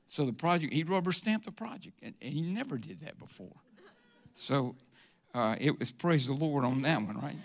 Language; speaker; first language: English; native; English